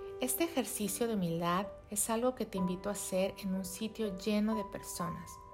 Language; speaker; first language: Spanish; native; Spanish